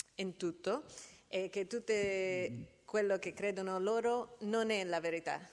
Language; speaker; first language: Italian; non-native, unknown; English